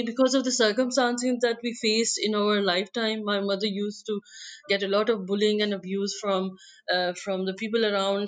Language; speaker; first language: English; non-native, local second language; Punjabi